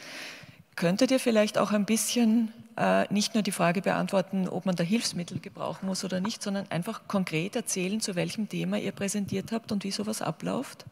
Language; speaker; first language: German; native; German